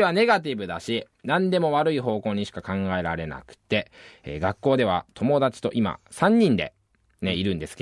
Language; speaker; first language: Japanese; native; Japanese